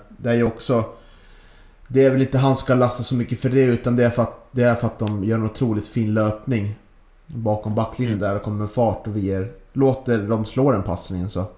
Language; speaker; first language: Swedish; native; Swedish